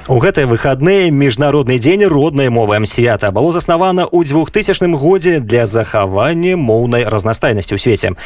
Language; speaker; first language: Belarusian; non-native, local second language; Russian